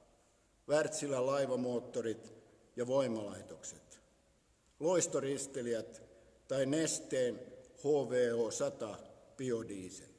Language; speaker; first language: Finnish; native; Finnish